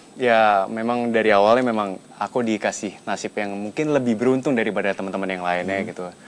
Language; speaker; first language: Indonesian; native; Indonesian